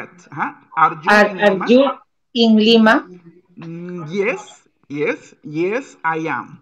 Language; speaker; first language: English; non-native, fluent; Spanish